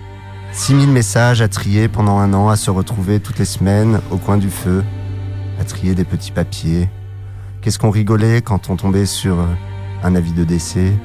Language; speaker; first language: French; native; French